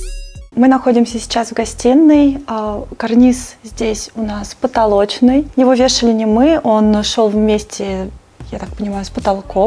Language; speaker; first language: Russian; native; Russian